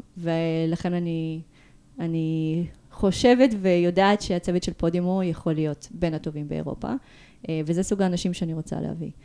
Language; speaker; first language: Hebrew; early bilingual, other home language; Russian